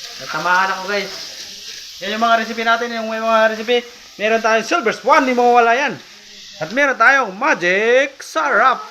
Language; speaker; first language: Filipino; native; Filipino